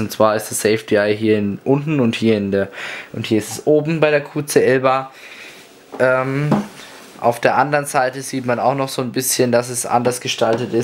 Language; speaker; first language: German; native; German